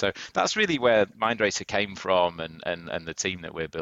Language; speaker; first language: English; native; English